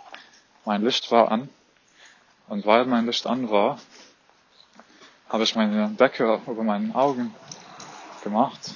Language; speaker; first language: German; non-native, fluent; Arabic